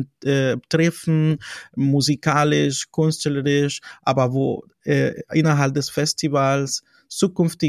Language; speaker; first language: German; non-native, fluent; Spanish